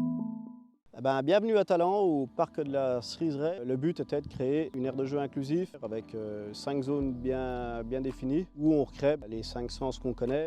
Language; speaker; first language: French; native; French